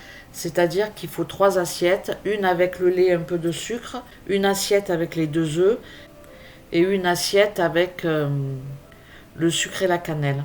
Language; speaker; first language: French; native; French